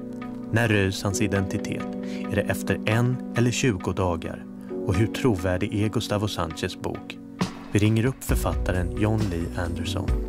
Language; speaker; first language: Swedish; native; Swedish